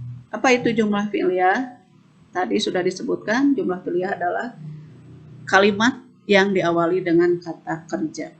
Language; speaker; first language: Indonesian; native; Indonesian